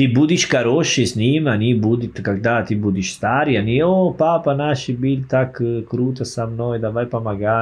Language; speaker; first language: Russian; non-native, learner; Italian